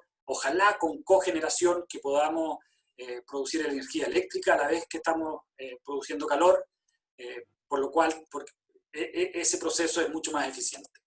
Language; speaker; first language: Spanish; native; Spanish